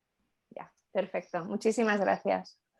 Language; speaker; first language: Spanish; native; Spanish